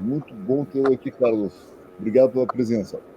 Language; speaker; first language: Portuguese; native; Portuguese